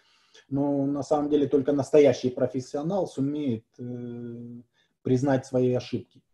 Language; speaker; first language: Russian; native; Russian